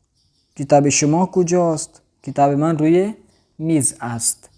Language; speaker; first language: Persian; non-native, learner; Urdu